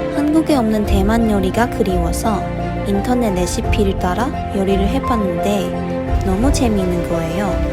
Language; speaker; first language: Korean; non-native, fluent; Chinese